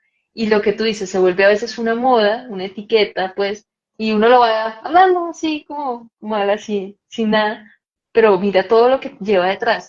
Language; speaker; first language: Spanish; native; Spanish